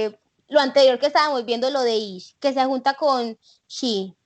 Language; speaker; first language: Spanish; native; Spanish